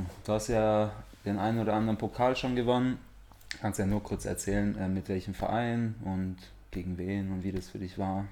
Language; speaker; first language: German; native; German